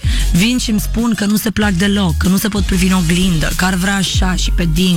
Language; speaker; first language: Romanian; native; Romanian